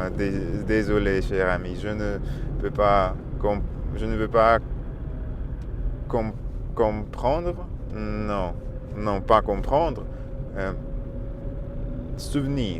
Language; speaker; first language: French; non-native, learner; Russian